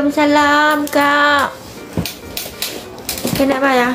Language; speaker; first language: Indonesian; non-native, learner; Vietnamese